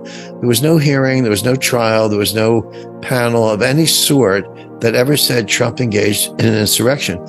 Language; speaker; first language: English; native; English